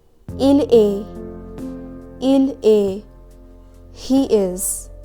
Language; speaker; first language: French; non-native, fluent; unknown